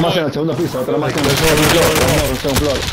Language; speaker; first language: Spanish; early bilingual, heritage; English